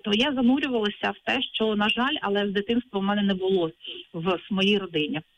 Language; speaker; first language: Ukrainian; non-native, local second language; Russian